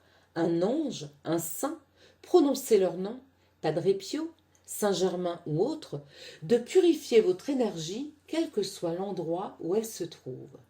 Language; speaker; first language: French; native; French